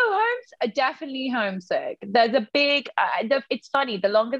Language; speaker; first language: English; native; English